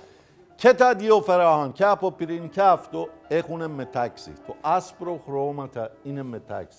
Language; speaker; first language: Greek; non-native, fluent; Persian